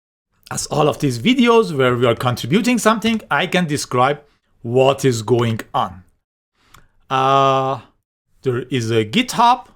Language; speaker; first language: English; non-native, fluent; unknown